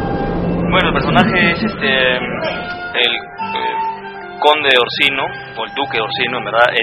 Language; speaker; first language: Spanish; native; Spanish